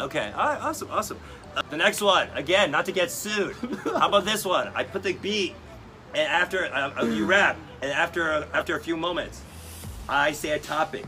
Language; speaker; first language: English; early bilingual, other home language; Chinese